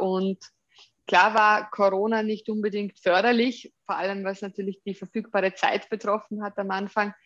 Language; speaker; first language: German; native; German